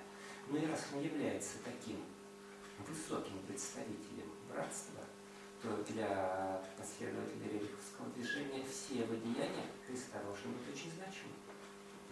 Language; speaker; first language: Russian; native; Russian